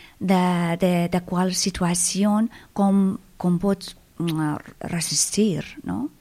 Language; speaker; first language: Catalan; non-native, fluent; Persian